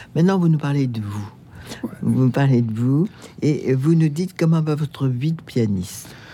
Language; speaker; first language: French; native; French